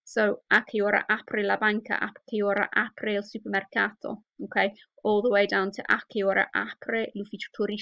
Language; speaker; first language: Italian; non-native, fluent; English